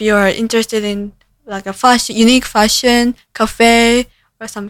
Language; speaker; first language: English; non-native, learner; Japanese